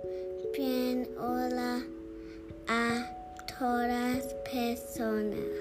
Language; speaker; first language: Spanish; early bilingual, heritage; Spanish